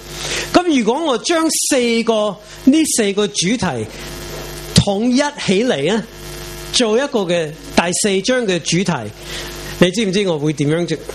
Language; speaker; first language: Chinese; non-native, local second language; Cantonese